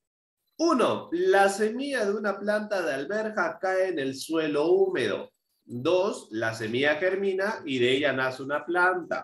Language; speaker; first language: Spanish; native; Spanish